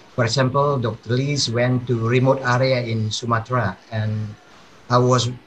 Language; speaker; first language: English; non-native, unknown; Indonesian